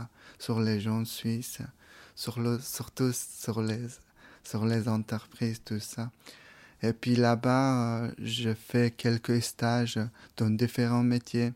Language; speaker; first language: French; non-native, fluent; Persian